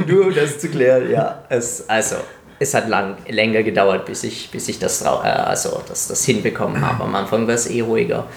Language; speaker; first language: German; non-native, fluent; Italian